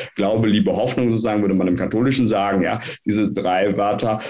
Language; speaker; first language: German; native; German